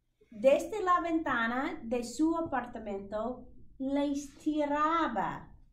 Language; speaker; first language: Spanish; non-native, fluent; English